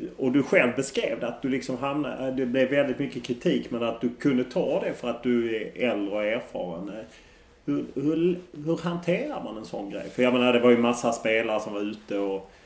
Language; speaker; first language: Swedish; native; Swedish